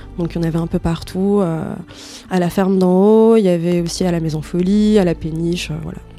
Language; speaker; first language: French; non-native, local second language; Arabic